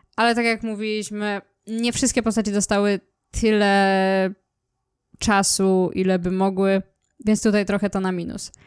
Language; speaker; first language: Polish; native; Polish